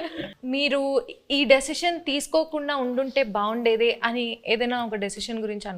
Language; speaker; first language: Telugu; native; Telugu